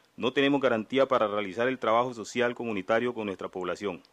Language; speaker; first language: Spanish; native; Spanish